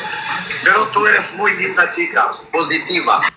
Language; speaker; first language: Spanish; non-native, learner; Albanian